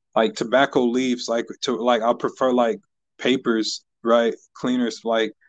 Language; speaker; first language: English; native; English